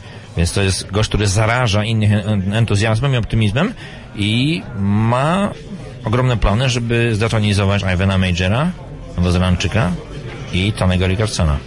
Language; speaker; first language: Polish; native; Polish